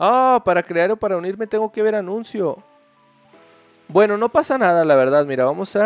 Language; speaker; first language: Spanish; native; Spanish